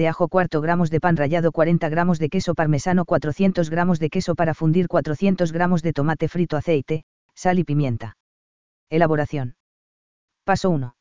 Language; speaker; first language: Spanish; native; Spanish